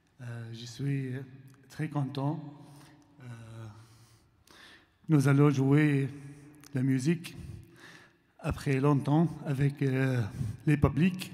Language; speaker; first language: French; non-native, learner; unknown